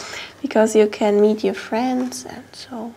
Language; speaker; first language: English; non-native, learner; German